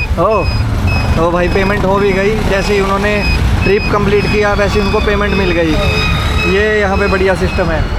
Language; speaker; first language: Hindi; native; Hindi